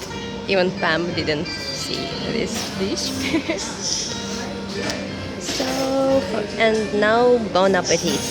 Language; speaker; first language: English; non-native, learner; Russian